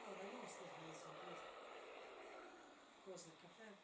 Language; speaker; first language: Italian; native; Italian